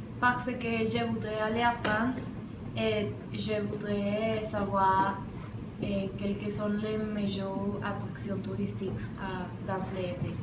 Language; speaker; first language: French; non-native, learner; Spanish